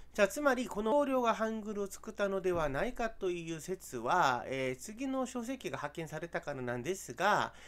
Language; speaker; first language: Japanese; non-native, fluent; Korean